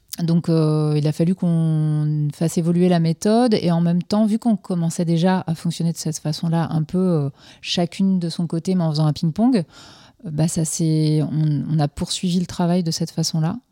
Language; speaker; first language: French; native; French